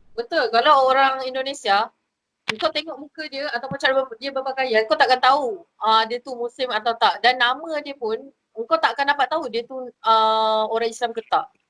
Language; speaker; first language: Malay; native; Malay